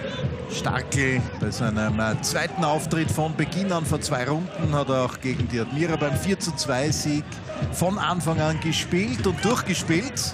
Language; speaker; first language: German; native; German